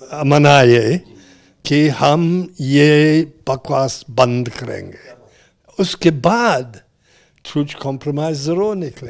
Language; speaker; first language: Hindi; non-native, fluent; English